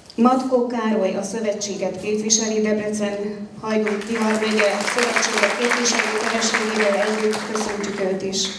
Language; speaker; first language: Hungarian; native; Hungarian